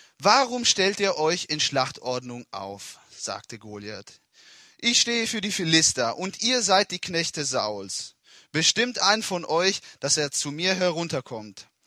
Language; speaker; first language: German; non-native, fluent; Italian